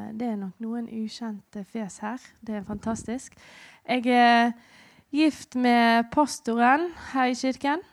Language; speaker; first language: Norwegian; non-native, fluent; English